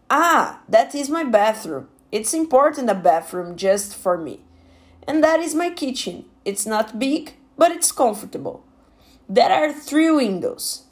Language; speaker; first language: English; non-native, fluent; Portuguese